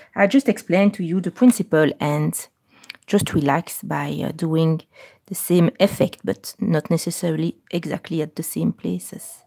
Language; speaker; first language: English; non-native, fluent; French